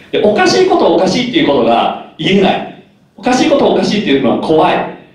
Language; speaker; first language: Japanese; native; Japanese